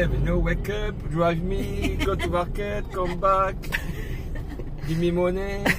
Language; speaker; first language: English; non-native, learner; French